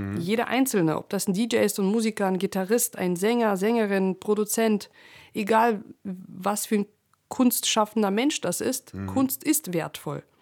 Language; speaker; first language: German; early bilingual, other home language; Russian